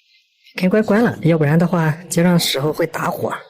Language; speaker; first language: Chinese; native; Chinese